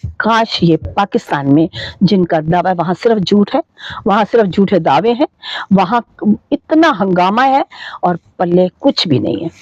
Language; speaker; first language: Urdu; native; Urdu